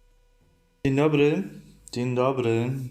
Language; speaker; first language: Polish; early bilingual, heritage; Polish